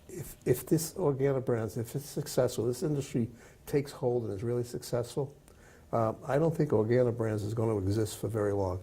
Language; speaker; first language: English; native; English